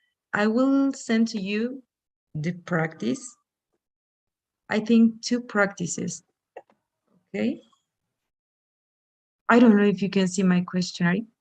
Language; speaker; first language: English; non-native, fluent; Spanish